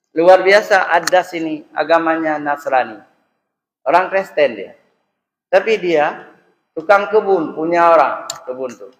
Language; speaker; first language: Malay; non-native, local second language; Achinese